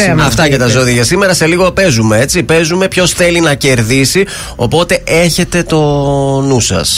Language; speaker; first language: Greek; native; Greek